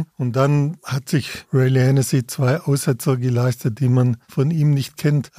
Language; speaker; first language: German; native; German